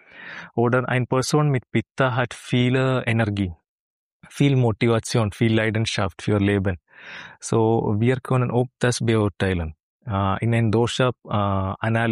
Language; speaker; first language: German; non-native, learner; Malayalam